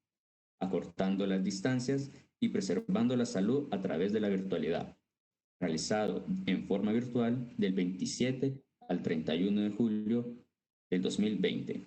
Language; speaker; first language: Spanish; native; Spanish